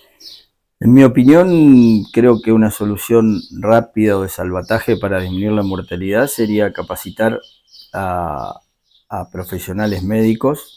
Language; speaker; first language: Spanish; native; Spanish